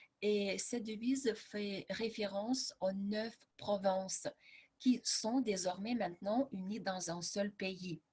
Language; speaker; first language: French; non-native, fluent; Lithuanian